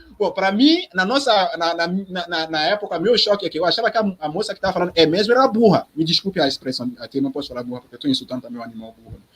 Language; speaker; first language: Portuguese; non-native, fluent; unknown